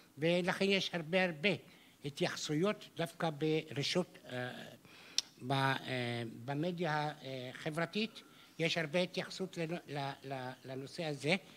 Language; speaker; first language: Hebrew; non-native, local second language; Arabic